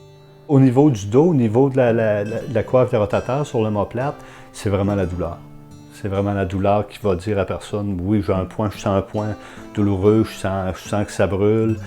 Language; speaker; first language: French; native; French